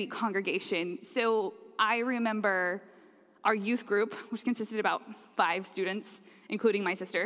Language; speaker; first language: English; native; English